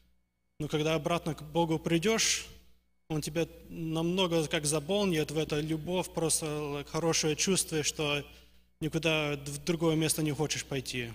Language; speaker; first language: Russian; early bilingual, heritage; Russian